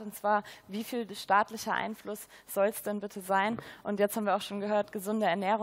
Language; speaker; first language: German; native; German